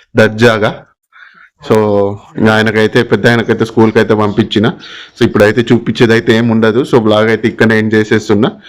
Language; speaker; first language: Telugu; non-native, local second language; Urdu